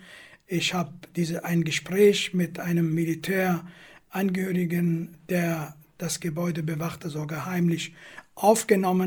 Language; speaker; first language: German; non-native, fluent; Kurdish